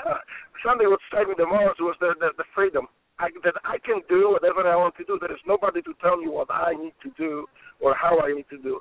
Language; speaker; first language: English; non-native, fluent; Polish